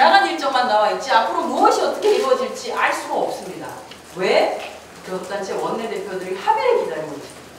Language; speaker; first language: Korean; native; Korean